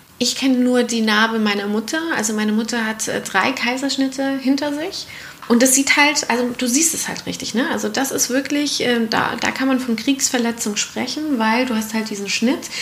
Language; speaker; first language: German; native; German